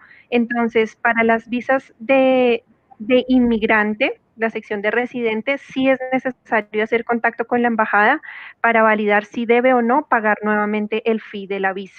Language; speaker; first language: Spanish; native; Spanish